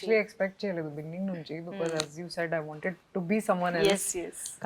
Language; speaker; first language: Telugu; non-native, local second language; Hindi